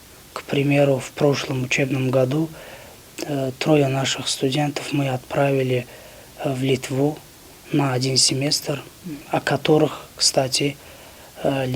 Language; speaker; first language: Russian; non-native, local second language; Tajik